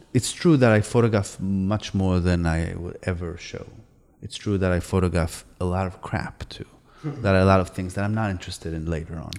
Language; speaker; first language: English; non-native, fluent; Hebrew